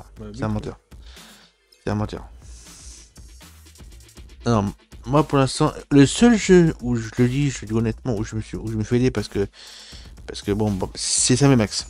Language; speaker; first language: French; native; French